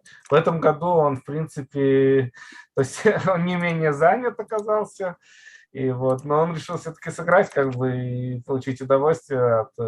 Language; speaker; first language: Russian; native; Russian